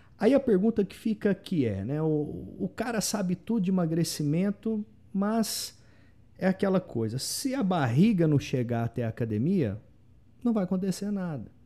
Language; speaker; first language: Portuguese; native; Portuguese